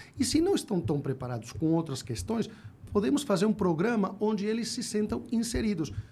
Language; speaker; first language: Portuguese; non-native, fluent; Spanish